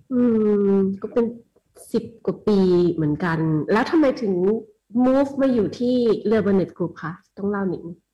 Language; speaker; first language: Thai; native; Thai